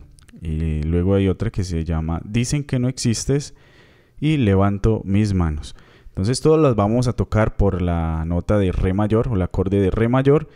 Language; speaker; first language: Spanish; native; Spanish